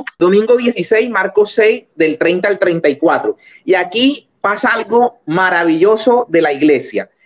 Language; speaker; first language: Spanish; native; Spanish